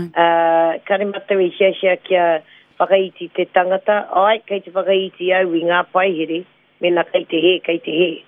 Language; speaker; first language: Māori; non-native, local second language; English